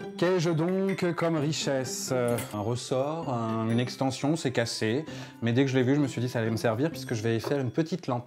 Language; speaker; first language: French; native; French